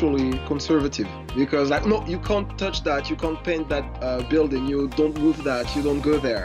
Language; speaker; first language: English; non-native, fluent; French